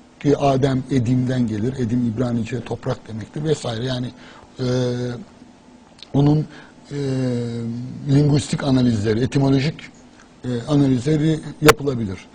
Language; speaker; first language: Turkish; native; Turkish